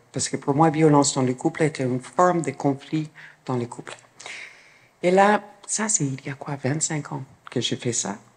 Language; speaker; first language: French; non-native, fluent; English